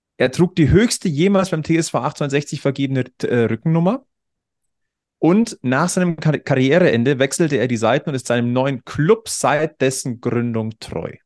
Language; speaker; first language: German; native; German